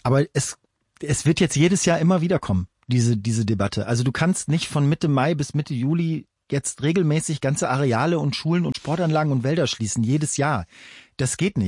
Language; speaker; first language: German; native; German